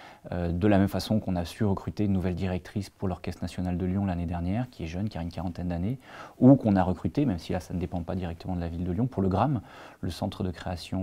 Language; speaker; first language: French; native; French